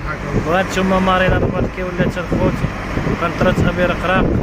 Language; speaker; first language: Arabic; native; Arabic